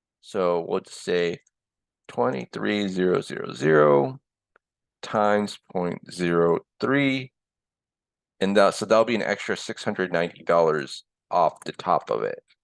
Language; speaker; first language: English; early bilingual, other home language; Korean